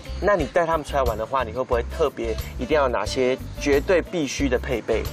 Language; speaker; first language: Chinese; native; Chinese